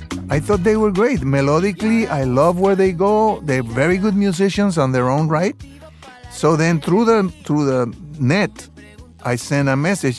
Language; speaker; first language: English; non-native, fluent; Spanish